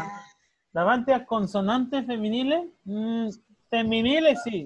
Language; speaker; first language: Italian; non-native, learner; Spanish